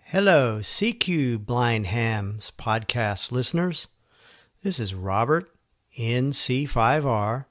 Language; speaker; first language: English; native; English